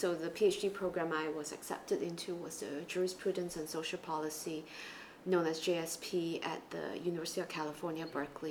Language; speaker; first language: English; non-native, local second language; Chinese